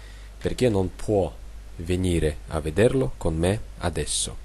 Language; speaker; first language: Italian; non-native, fluent; Russian